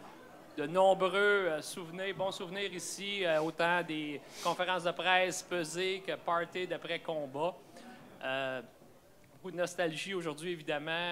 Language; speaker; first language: French; native; French